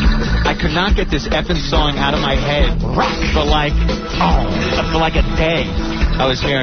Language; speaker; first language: English; native; English